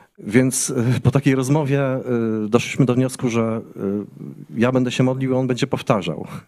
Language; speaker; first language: Polish; native; Polish